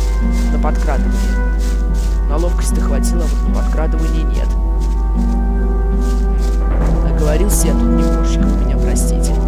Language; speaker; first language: Russian; native; Russian